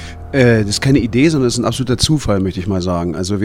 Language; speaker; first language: German; native; German